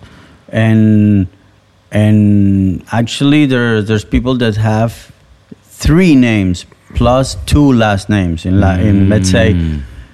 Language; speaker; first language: English; non-native, fluent; Spanish